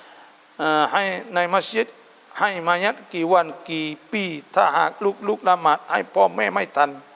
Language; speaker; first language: Thai; non-native, local second language; Malay